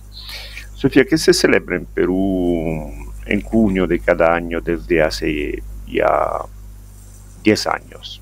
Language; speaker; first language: Spanish; non-native, fluent; Italian